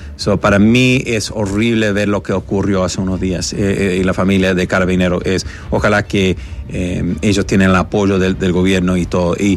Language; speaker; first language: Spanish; early bilingual, heritage; Spanish